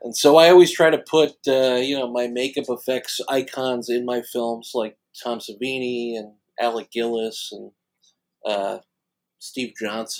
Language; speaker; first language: English; native; English